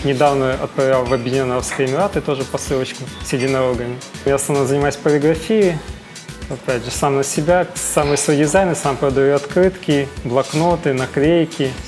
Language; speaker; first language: Russian; native; Russian